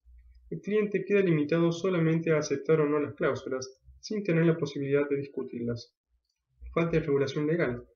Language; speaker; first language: Spanish; native; Spanish